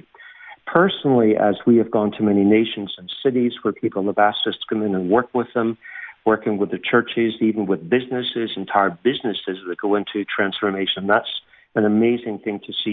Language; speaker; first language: English; native; English